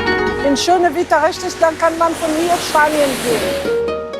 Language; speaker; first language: German; non-native, learner; Arabic